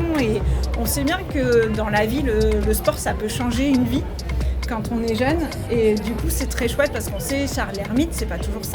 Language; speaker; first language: French; native; French